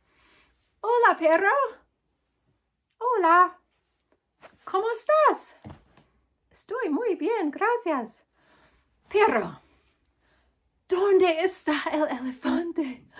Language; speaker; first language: Spanish; non-native, fluent; English